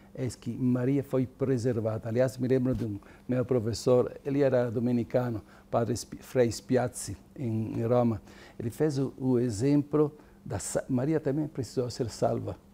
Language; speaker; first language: Portuguese; non-native, fluent; Italian